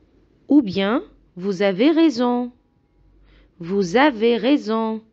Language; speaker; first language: French; non-native, fluent; Arabic